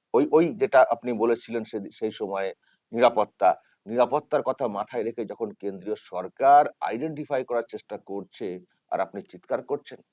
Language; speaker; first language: Bangla; native; Bangla